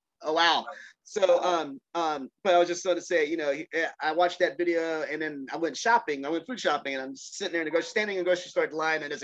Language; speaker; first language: English; native; English